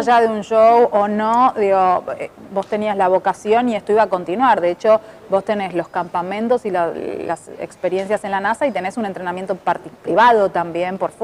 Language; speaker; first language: Spanish; native; Spanish